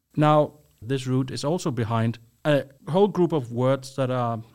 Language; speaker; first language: English; non-native, fluent; Danish